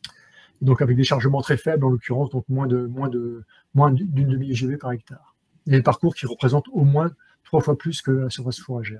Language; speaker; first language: French; native; French